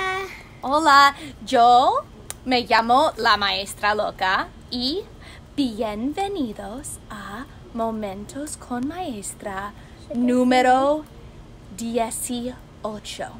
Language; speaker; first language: Spanish; non-native, fluent; English